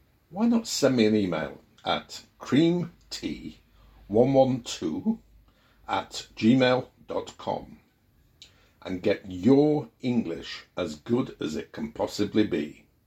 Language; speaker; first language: English; native; English